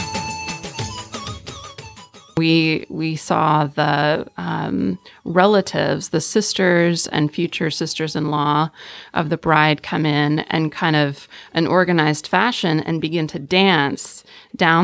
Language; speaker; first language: English; native; English